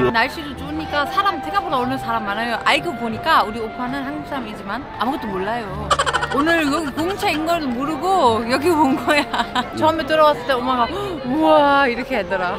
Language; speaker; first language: Korean; non-native, fluent; German